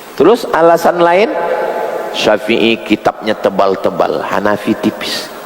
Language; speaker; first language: Malay; native; Malay